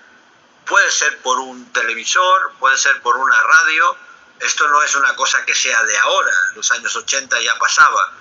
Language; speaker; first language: Spanish; native; Spanish